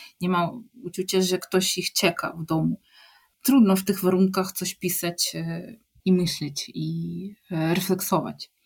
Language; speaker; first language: Polish; non-native, fluent; Ukrainian